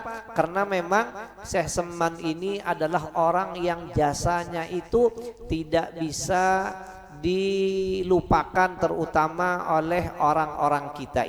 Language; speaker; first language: Indonesian; non-native, local second language; Banjar